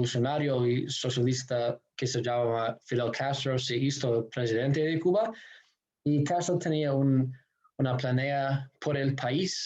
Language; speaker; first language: Spanish; non-native, fluent; English